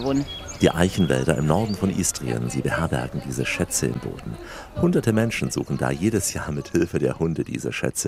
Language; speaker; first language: German; native; German